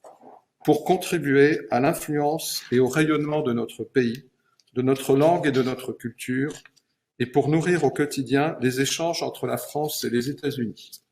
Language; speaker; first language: French; native; French